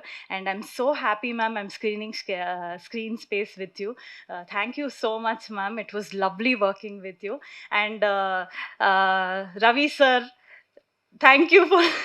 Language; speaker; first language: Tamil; non-native, learner; Kannada